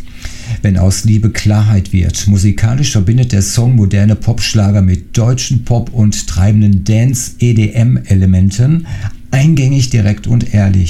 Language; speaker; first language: German; native; German